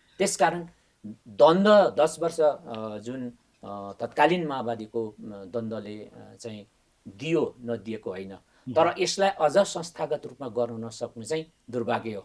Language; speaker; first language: Nepali; non-native, local second language; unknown